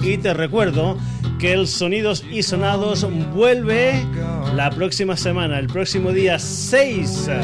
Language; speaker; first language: Spanish; native; Spanish